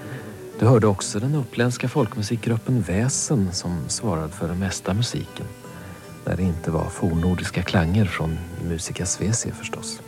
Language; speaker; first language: Swedish; native; Swedish